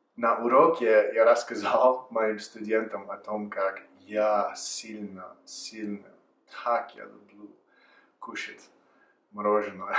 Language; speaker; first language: Russian; non-native, fluent; English